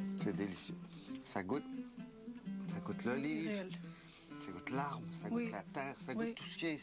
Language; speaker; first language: French; native; French